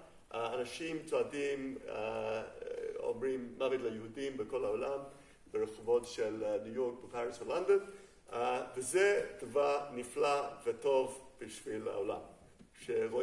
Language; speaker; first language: Hebrew; non-native, fluent; English